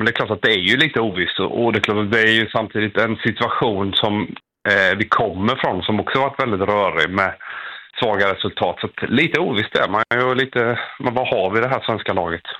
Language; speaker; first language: Swedish; native; Swedish